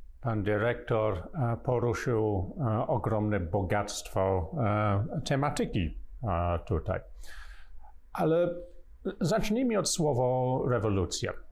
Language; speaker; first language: Polish; non-native, fluent; English